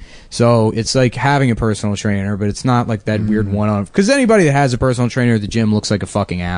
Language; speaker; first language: English; native; English